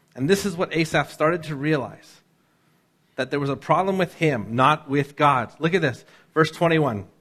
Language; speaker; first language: English; native; English